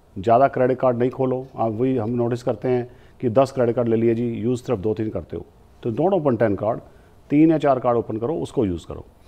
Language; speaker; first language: Hindi; native; Hindi